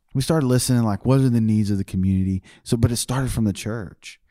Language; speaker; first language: English; native; English